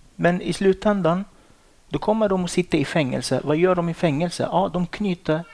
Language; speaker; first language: Swedish; non-native, fluent; Arabic